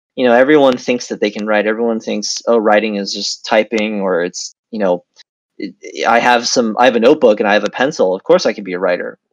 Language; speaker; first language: English; native; English